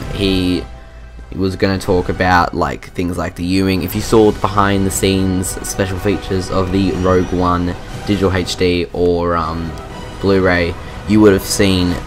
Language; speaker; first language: English; native; English